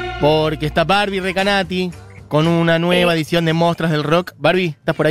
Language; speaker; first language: Spanish; native; Spanish